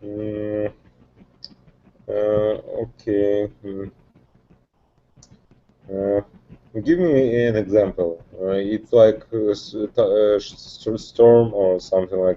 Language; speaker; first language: English; non-native, learner; Russian